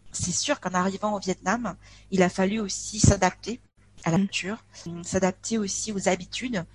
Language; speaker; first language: French; native; French